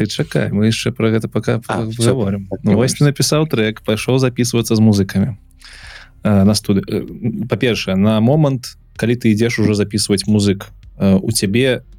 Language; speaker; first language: Belarusian; non-native, local second language; Russian